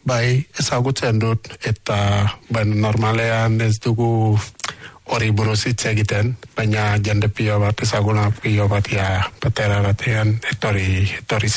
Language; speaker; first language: Basque; non-native, learner; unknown